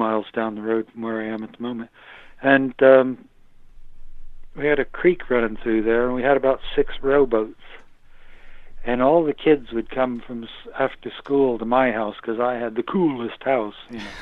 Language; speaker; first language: English; native; English